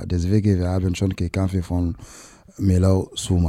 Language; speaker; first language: German; non-native, learner; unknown